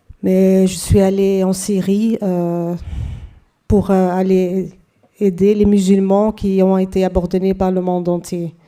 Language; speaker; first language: French; non-native, fluent; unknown